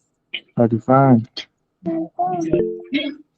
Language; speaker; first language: English; non-native, learner; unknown